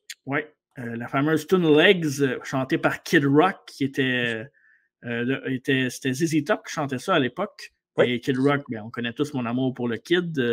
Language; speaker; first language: French; native; French